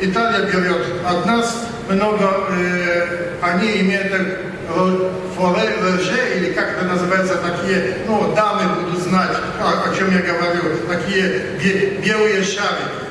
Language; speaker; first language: Russian; non-native, learner; Polish